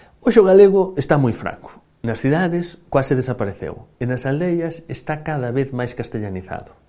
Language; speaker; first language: Galician; native; Galician